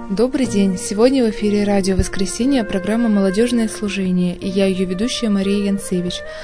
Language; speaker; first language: Russian; native; Russian